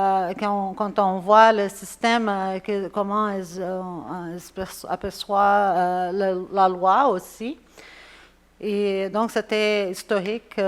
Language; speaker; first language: French; non-native, fluent; Spanish